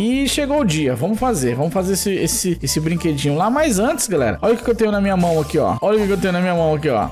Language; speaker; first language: Portuguese; native; Portuguese